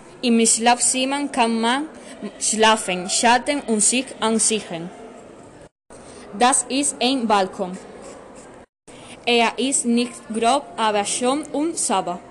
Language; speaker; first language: German; non-native, learner; Spanish